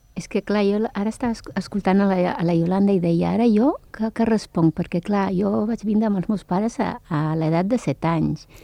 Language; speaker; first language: Catalan; early bilingual, other home language; Arabic